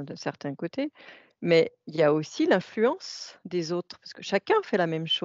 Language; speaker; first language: French; native; French